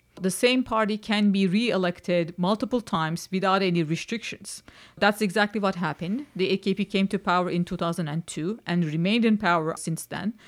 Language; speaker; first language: English; non-native, fluent; Turkish